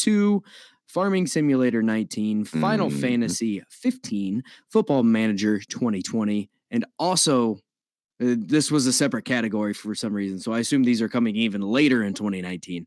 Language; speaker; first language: English; native; English